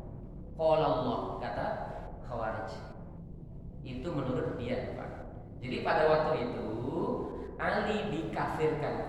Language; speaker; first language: Indonesian; native; Indonesian